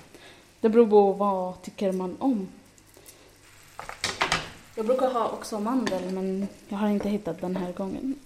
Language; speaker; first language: Swedish; non-native, fluent; Arabic